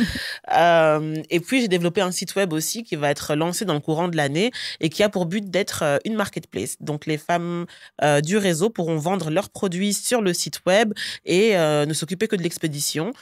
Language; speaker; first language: French; native; French